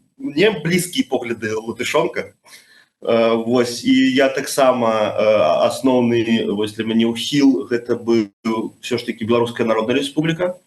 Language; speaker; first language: Belarusian; non-native, local second language; Russian